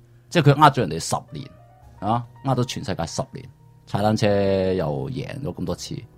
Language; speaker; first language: Cantonese; early bilingual, other home language; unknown